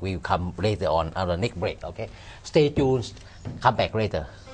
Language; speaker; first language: English; non-native, learner; Thai